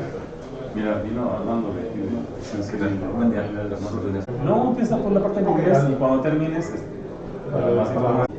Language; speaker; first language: Spanish; native; Spanish